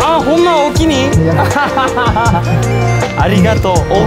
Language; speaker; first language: English; non-native, learner; Japanese